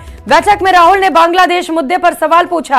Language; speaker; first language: Hindi; native; Hindi